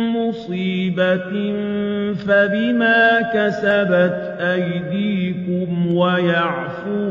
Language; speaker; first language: Arabic; native; Arabic